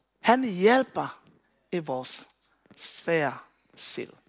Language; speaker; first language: Danish; non-native, learner; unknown